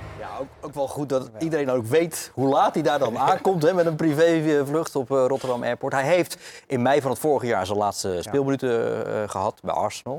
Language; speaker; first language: Dutch; native; Dutch